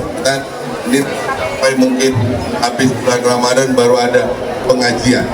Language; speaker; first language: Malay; non-native, local second language; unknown